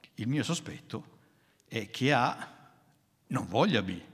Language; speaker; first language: Italian; native; Italian